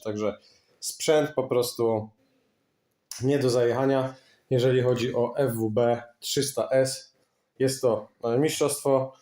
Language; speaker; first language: Polish; native; Polish